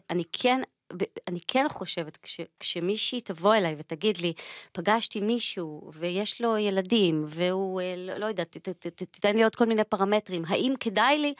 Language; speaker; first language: Hebrew; native; Hebrew